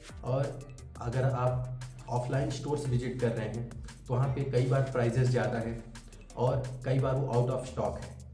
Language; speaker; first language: Hindi; native; Hindi